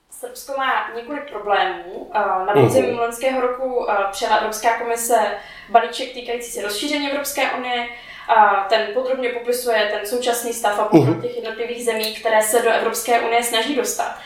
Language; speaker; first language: Czech; native; Czech